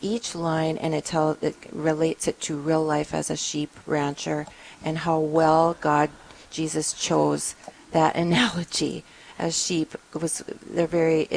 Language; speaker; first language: English; native; English